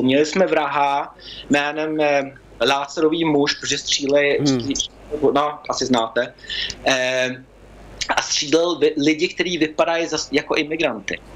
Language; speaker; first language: Czech; early bilingual, heritage; Czech